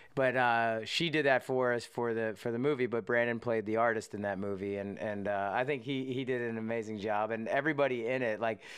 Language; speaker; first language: English; native; English